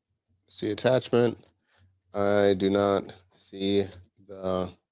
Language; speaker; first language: English; native; English